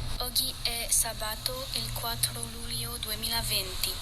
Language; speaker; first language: Italian; non-native, learner; French